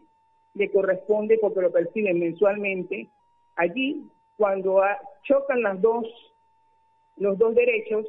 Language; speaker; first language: Spanish; native; Spanish